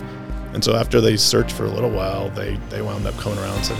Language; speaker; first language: English; native; English